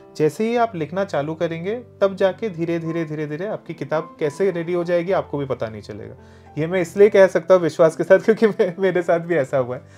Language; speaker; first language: Hindi; non-native, local second language; Bangla